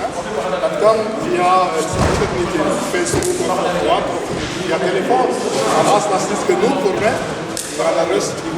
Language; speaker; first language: Dutch; non-native, learner; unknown